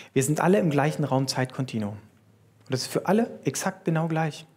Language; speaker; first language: German; native; German